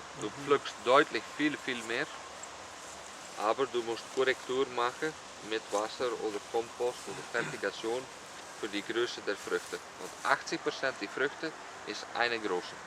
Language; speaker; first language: German; non-native, learner; Dutch